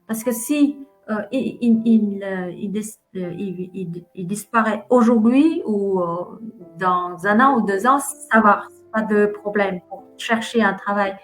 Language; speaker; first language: French; non-native, fluent; Vietnamese